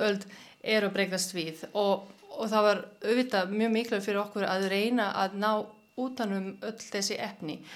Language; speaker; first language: Icelandic; non-native, fluent; Serbian